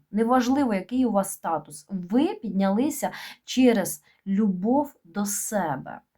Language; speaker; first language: Ukrainian; non-native, local second language; Russian